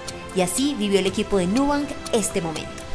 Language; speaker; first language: Spanish; native; Spanish